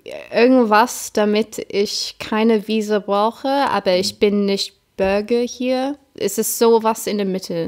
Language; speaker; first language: German; non-native, fluent; English